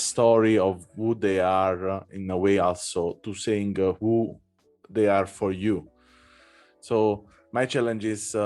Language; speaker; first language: English; non-native, fluent; Italian